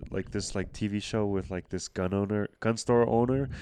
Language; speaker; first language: English; early bilingual, other home language; Spanish